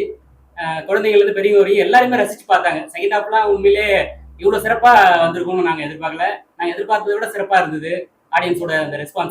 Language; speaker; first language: Tamil; native; Tamil